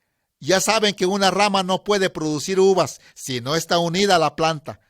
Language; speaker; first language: Spanish; native; Spanish